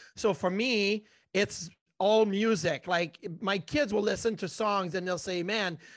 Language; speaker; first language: English; native; English